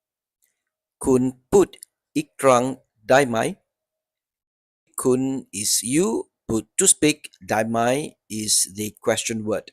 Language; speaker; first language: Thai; non-native, learner; English